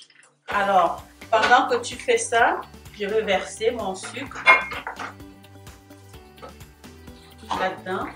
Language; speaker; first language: French; native; French